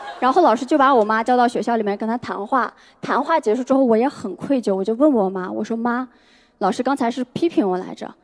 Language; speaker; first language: Chinese; non-native, local second language; Uyghur